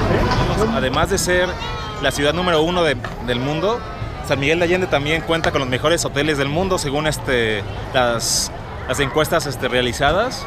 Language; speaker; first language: Spanish; native; Spanish